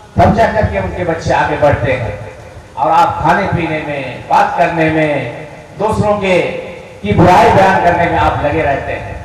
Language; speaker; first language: Urdu; native; Urdu